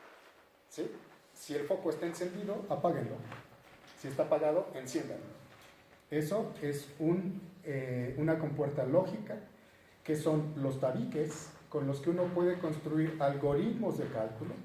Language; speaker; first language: Spanish; native; Spanish